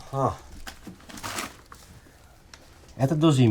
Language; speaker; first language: Russian; non-native, fluent; Dutch